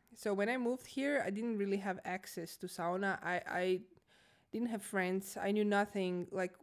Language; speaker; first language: English; non-native, fluent; Croatian